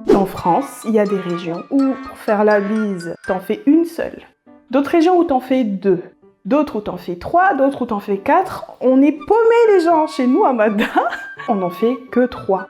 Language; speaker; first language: French; non-native, local second language; Malagasy